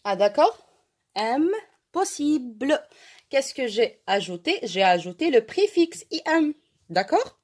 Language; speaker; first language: French; non-native, local second language; Arabic